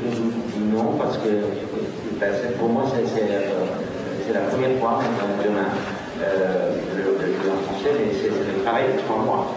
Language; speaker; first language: French; non-native, learner; Dutch